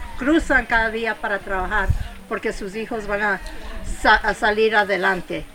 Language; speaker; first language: Spanish; early bilingual, heritage; Spanish